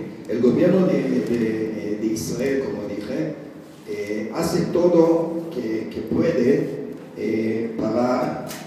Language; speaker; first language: Spanish; non-native, fluent; Hebrew